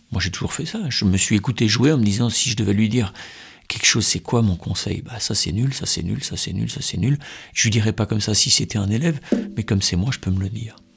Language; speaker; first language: French; native; French